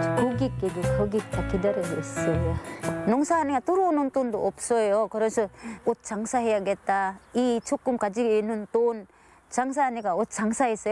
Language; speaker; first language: Korean; non-native, learner; Filipino